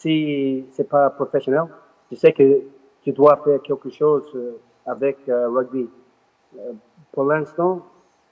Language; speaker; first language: French; non-native, learner; English